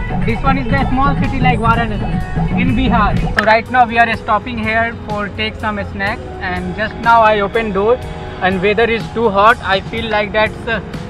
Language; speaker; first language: English; non-native, local second language; Hindi